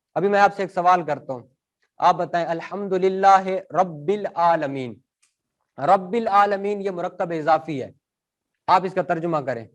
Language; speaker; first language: Urdu; native; Urdu